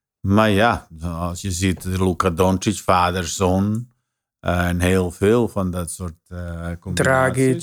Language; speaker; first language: Dutch; non-native, fluent; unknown